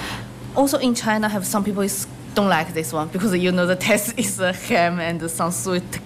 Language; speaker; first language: English; non-native, learner; Chinese